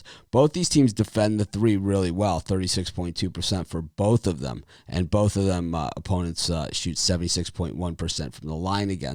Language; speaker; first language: English; native; English